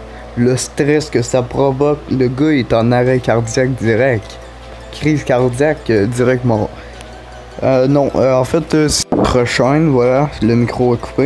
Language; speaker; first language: French; native; French